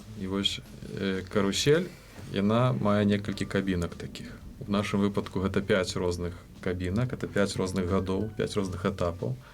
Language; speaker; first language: Belarusian; native; Belarusian